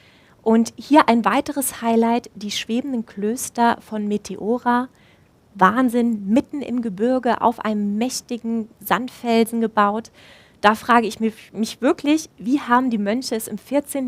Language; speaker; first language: German; native; German